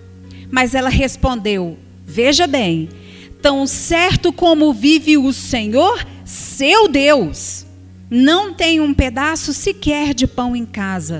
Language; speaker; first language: Portuguese; native; Portuguese